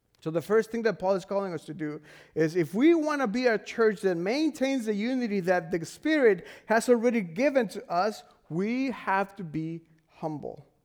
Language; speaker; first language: English; non-native, fluent; Spanish